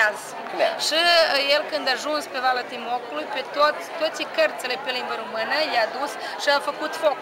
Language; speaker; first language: Romanian; early bilingual, heritage; Romanian